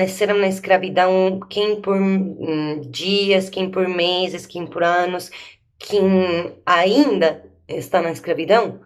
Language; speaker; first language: Portuguese; native; Portuguese